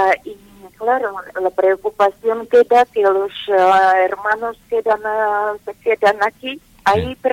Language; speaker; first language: Spanish; non-native, fluent; Ukrainian